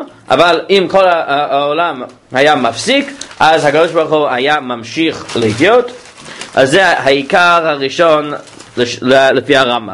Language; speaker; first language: Hebrew; non-native, fluent; English